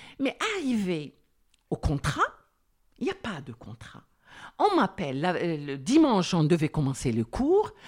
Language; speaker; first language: French; non-native, local second language; Arabic